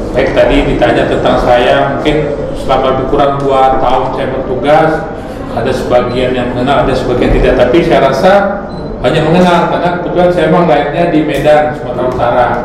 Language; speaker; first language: Indonesian; native; Indonesian